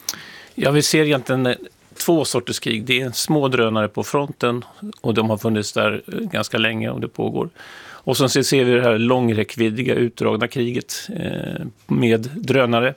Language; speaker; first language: Swedish; native; Swedish